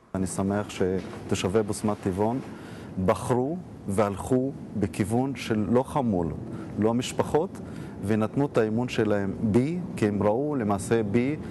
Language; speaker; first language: Hebrew; non-native, local second language; Arabic